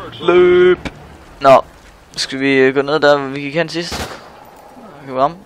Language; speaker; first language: Danish; native; Danish